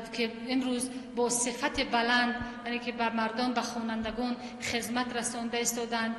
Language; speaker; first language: Tajik; non-native, local second language; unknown